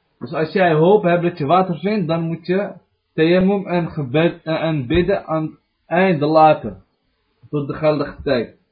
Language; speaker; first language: Dutch; early bilingual, other home language; Arabic